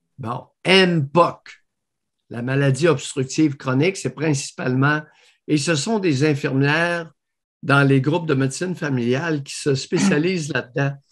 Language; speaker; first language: French; native; French